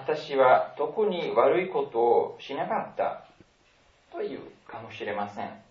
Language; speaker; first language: Japanese; non-native, fluent; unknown